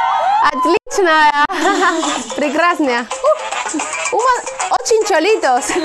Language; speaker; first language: Russian; non-native, learner; Spanish